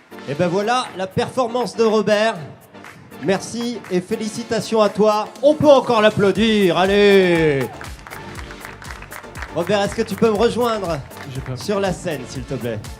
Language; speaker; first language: French; native; French